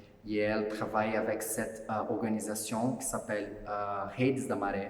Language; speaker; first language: French; non-native, fluent; Portuguese